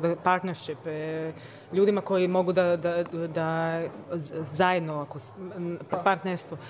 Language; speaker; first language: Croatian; early bilingual, other home language; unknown